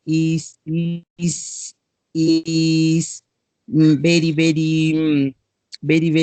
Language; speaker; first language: English; non-native, learner; Spanish